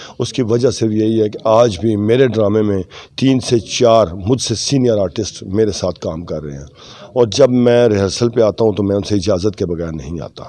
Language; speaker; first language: Urdu; non-native, local second language; Punjabi